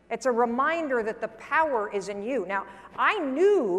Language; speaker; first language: English; native; English